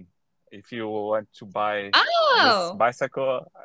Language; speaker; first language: English; non-native, learner; Portuguese